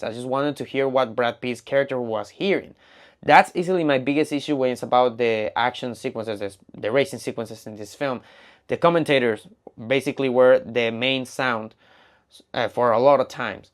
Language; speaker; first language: English; non-native, fluent; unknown